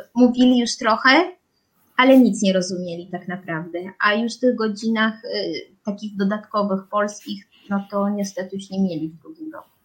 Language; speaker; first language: Polish; early bilingual, heritage; Polish